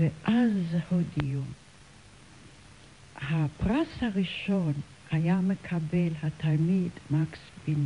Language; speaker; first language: Hebrew; non-native, fluent; German